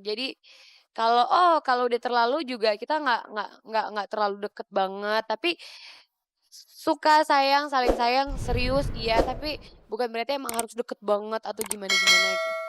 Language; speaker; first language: Indonesian; native; Indonesian